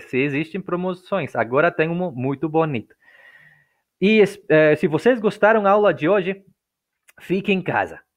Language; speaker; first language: Portuguese; non-native, fluent; English